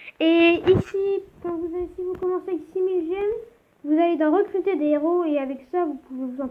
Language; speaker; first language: French; native; French